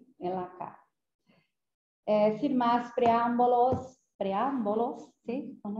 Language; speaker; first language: Spanish; non-native, fluent; Portuguese